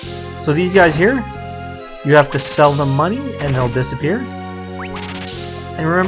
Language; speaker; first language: English; native; English